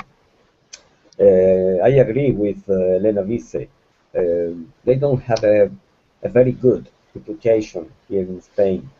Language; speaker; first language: English; non-native, fluent; Spanish